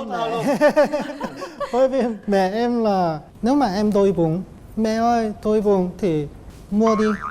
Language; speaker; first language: Vietnamese; non-native, learner; Korean